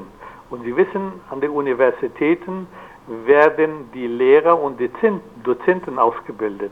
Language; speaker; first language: German; non-native, fluent; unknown